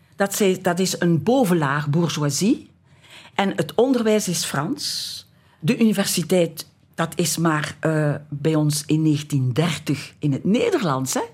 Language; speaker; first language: Dutch; native; Dutch